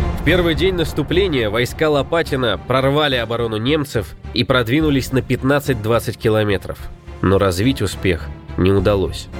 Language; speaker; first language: Russian; native; Russian